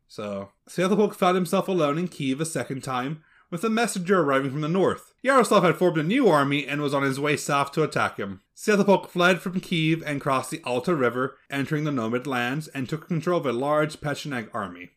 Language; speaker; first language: English; native; English